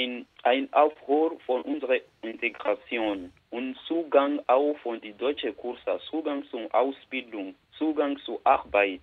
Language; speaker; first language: German; non-native, learner; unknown